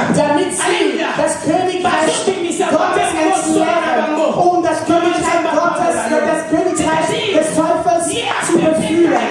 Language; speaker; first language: German; non-native, fluent; French